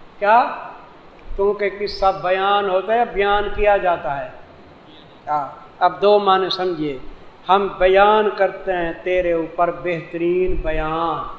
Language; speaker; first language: Urdu; non-native, local second language; Saraiki